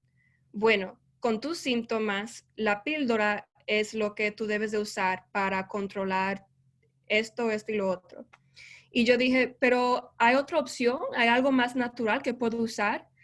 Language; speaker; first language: Spanish; early bilingual, heritage; Spanish